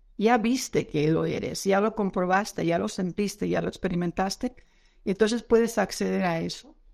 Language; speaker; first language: Spanish; non-native, fluent; Dutch